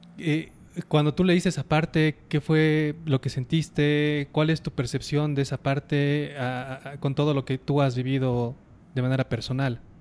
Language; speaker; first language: Spanish; native; Spanish